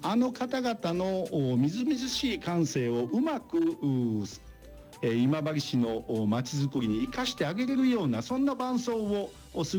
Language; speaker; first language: Japanese; native; Japanese